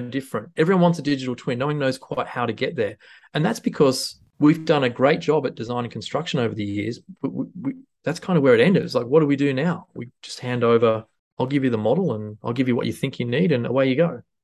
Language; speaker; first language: English; native; English